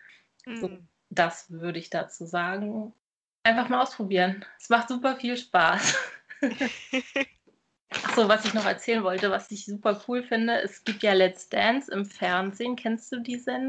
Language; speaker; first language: German; native; German